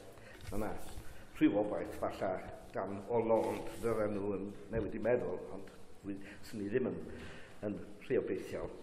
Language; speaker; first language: Welsh; native; Welsh